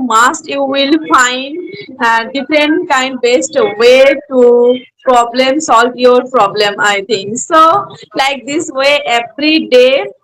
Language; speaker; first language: English; non-native, learner; Bangla